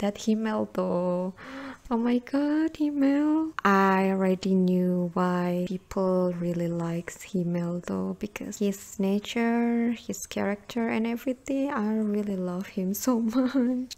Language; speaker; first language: English; non-native, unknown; Indonesian